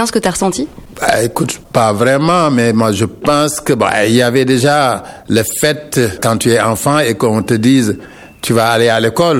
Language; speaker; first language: French; non-native, local second language; Wolof